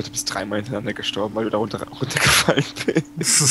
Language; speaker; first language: German; native; German